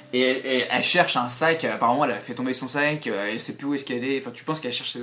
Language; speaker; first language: French; native; French